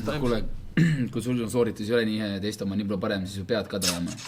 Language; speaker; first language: Estonian; native; Estonian